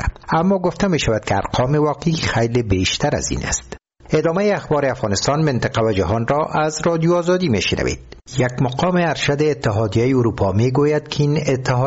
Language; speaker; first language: Persian; native; Persian